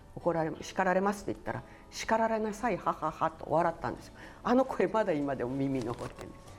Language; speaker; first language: Japanese; native; Japanese